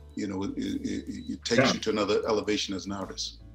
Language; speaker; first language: English; native; English